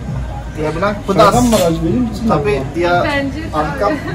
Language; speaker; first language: Indonesian; non-native, fluent; Turkish